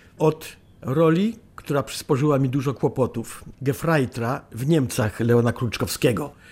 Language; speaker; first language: Polish; native; Polish